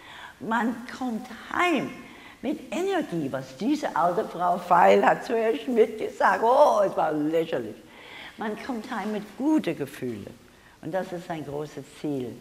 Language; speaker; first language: German; non-native, learner; English